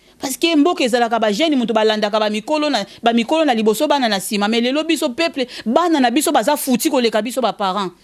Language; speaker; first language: Lingala; non-native, local second language; Kongo